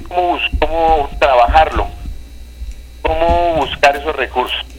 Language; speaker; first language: Spanish; native; Spanish